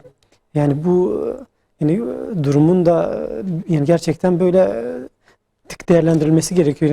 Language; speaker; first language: Turkish; native; Turkish